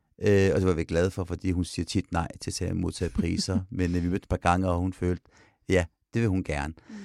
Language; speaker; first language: Danish; early bilingual, other home language; Persian